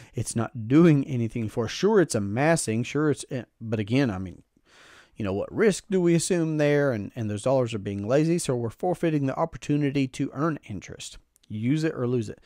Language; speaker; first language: English; native; English